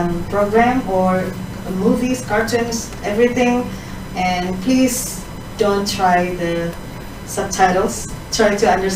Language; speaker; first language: English; non-native, fluent; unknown